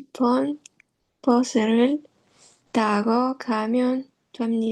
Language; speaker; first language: Korean; non-native, learner; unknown